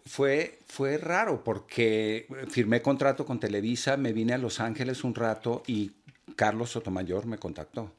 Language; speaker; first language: Spanish; native; Spanish